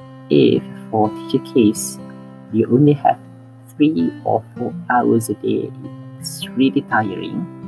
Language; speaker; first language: English; non-native, local second language; Malay